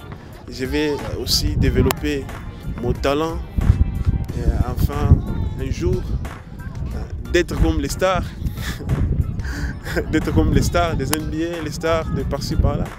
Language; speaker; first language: French; non-native, learner; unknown